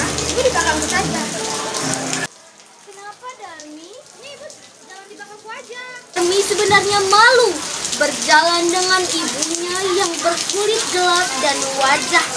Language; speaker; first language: Indonesian; non-native, local second language; Balinese